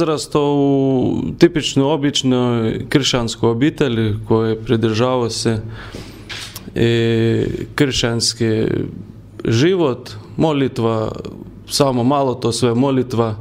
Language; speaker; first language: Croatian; non-native, learner; Lithuanian